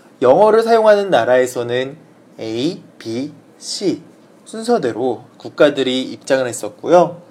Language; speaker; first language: Korean; native; Korean